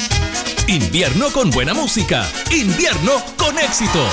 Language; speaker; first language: Spanish; native; Spanish